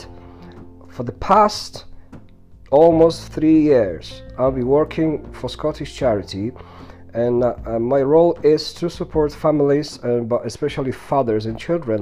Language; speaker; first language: English; non-native, fluent; Polish